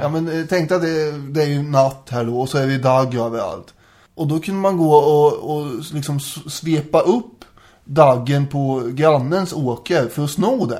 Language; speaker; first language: Swedish; native; Swedish